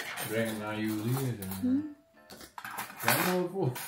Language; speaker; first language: Dutch; native; Dutch